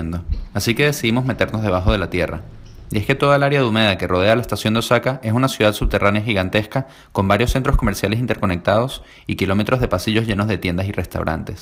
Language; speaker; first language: Spanish; native; Spanish